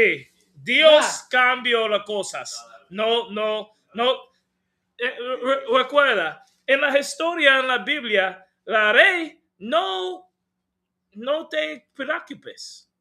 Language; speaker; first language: Spanish; non-native, learner; English